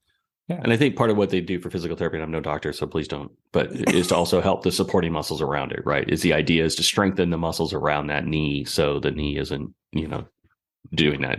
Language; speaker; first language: English; native; English